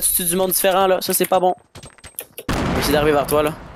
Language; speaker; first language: French; native; French